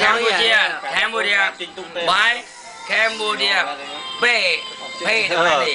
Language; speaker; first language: English; non-native, learner; Khmer